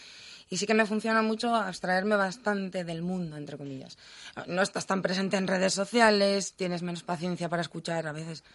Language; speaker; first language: Spanish; native; Spanish